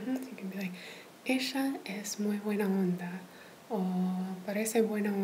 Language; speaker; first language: Spanish; non-native, fluent; English